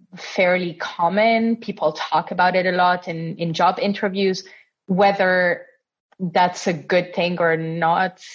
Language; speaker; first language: English; non-native, fluent; Italian